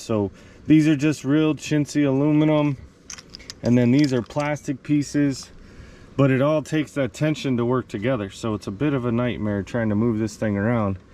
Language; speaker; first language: English; native; English